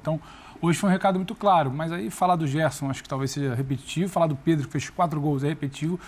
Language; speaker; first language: Portuguese; native; Portuguese